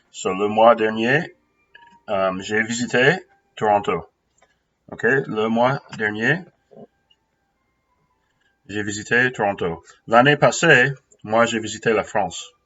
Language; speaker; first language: French; non-native, fluent; English